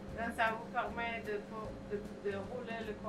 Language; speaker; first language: French; non-native, learner; English